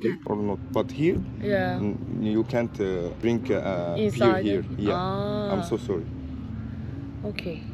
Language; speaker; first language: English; non-native, learner; Korean